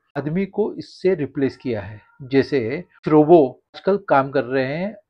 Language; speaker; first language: Hindi; non-native, local second language; Marathi